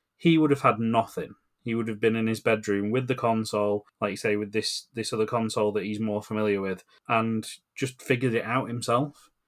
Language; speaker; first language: English; native; English